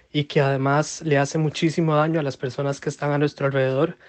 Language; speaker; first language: Spanish; native; Spanish